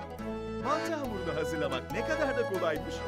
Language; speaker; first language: Turkish; native; Turkish